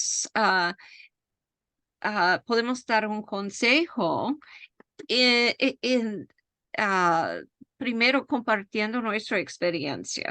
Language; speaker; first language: Spanish; non-native, fluent; English